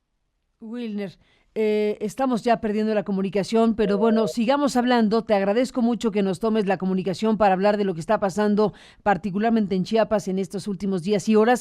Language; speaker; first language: Spanish; native; Spanish